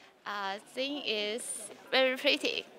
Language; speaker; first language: English; non-native, learner; Chinese